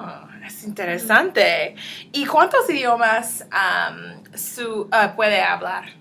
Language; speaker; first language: Spanish; non-native, learner; English